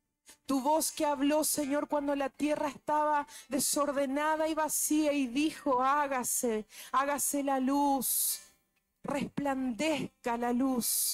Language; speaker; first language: Spanish; native; Spanish